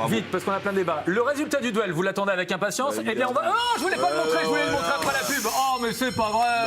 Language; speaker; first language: French; native; French